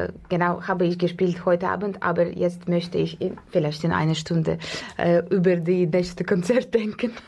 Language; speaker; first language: German; non-native, fluent; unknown